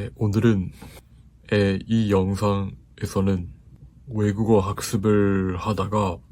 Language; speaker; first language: Korean; non-native, fluent; Japanese